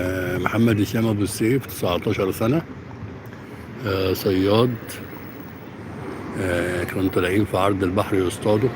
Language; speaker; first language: Arabic; native; Arabic